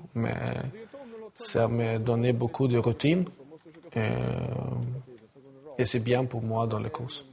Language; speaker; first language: French; non-native, learner; Swedish